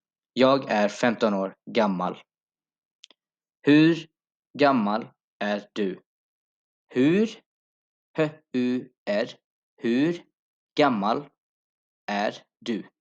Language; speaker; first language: Swedish; non-native, fluent; Urdu